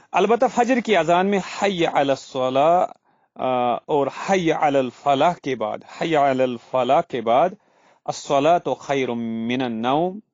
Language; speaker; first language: Urdu; non-native, local second language; Kashmiri